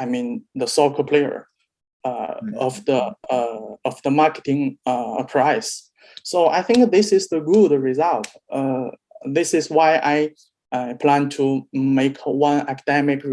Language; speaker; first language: English; non-native, learner; Chinese